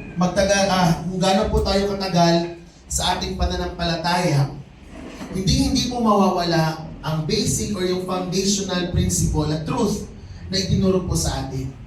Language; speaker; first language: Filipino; non-native, local second language; Cebuano